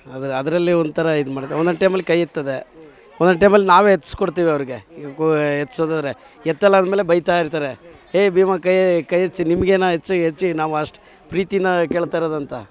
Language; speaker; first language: Kannada; non-native, local second language; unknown